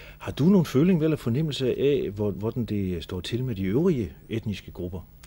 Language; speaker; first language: Danish; native; Danish